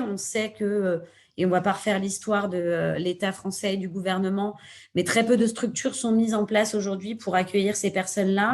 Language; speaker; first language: French; native; French